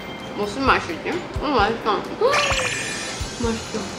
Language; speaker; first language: Korean; non-native, fluent; Thai